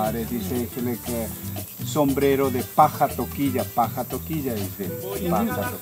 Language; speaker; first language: Dutch; non-native, fluent; Spanish